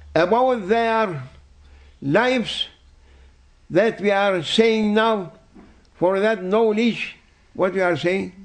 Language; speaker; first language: English; non-native, fluent; Turkish